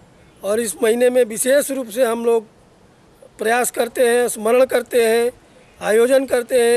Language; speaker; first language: Hindi; native; Hindi